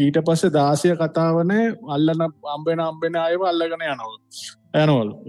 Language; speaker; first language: Sinhala; non-native, local second language; Tamil